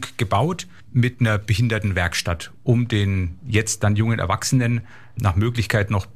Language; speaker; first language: German; native; German